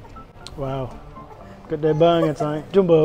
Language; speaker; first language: Indonesian; non-native, learner; English